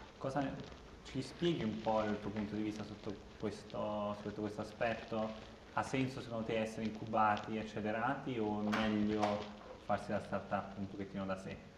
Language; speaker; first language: Italian; native; Italian